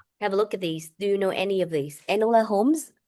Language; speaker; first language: English; non-native, fluent; Vietnamese